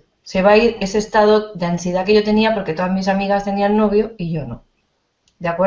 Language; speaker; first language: Spanish; native; Spanish